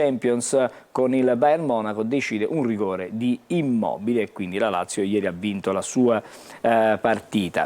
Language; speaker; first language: Italian; native; Italian